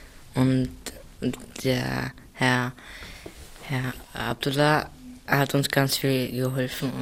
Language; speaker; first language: German; non-native, learner; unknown